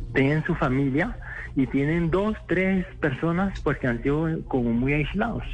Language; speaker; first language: Spanish; non-native, fluent; French